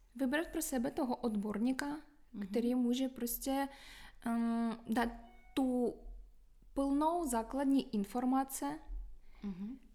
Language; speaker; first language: Czech; non-native, fluent; Ukrainian